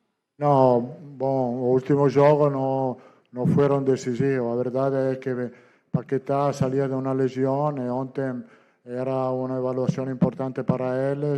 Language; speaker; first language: Portuguese; non-native, learner; Italian